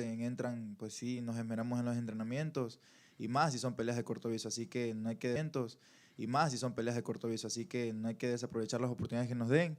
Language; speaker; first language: Spanish; native; Spanish